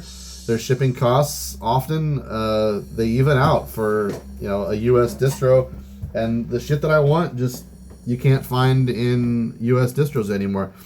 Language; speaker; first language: English; native; English